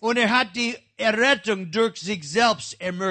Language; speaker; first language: German; non-native, learner; English